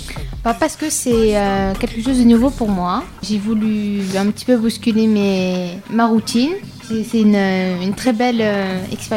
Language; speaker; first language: French; early bilingual, other home language; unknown